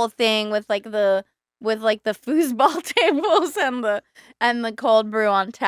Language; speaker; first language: English; native; English